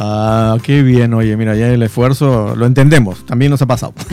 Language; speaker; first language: Spanish; native; Spanish